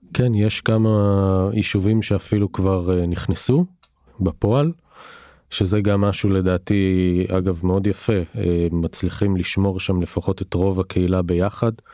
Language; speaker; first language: Hebrew; native; Hebrew